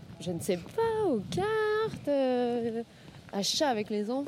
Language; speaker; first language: French; native; French